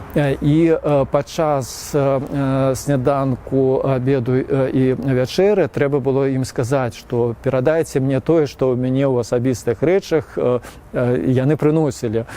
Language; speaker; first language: Belarusian; native; Belarusian